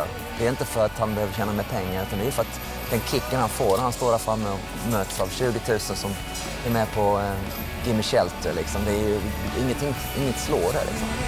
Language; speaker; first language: Swedish; native; Swedish